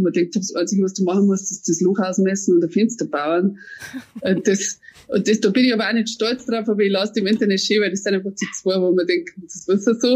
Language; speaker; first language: German; native; German